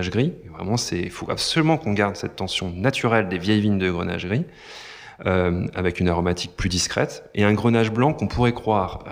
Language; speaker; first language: French; native; French